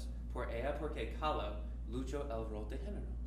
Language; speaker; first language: Spanish; non-native, learner; English